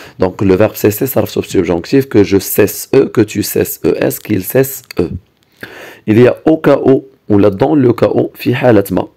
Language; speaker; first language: French; non-native, local second language; Arabic